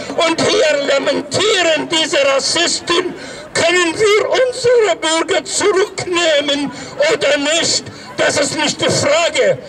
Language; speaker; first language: German; non-native, fluent; Arabic